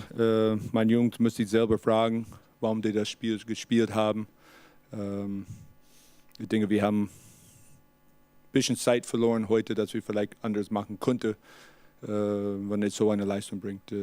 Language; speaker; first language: German; non-native, learner; English